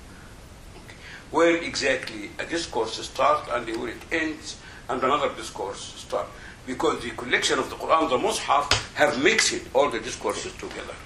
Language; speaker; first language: English; non-native, fluent; Arabic